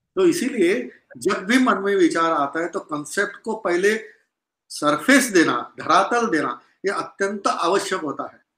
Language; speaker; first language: Hindi; non-native, local second language; Konkani